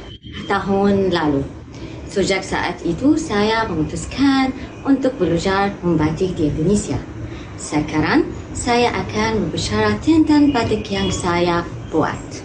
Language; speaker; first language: Indonesian; non-native, learner; Arabic